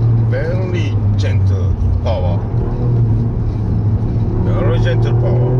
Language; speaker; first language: English; non-native, learner; Japanese